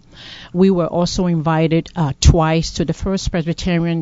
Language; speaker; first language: English; non-native, local second language; Akan